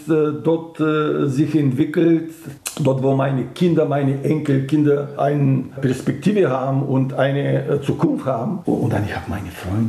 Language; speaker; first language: German; non-native, fluent; Bulgarian